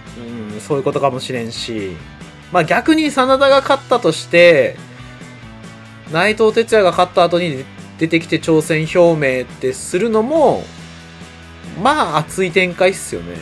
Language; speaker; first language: Japanese; native; Japanese